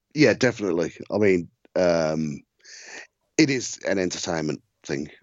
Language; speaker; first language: English; native; English